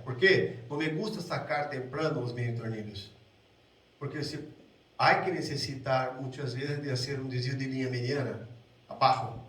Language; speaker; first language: Spanish; non-native, learner; Portuguese